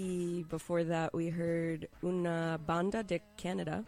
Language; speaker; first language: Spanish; non-native, learner; English